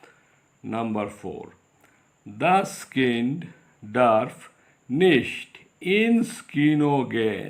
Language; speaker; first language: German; non-native, fluent; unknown